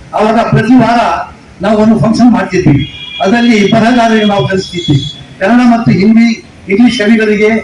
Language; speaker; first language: Kannada; non-native, local second language; Urdu